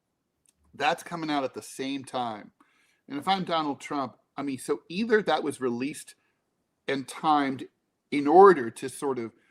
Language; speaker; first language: English; native; English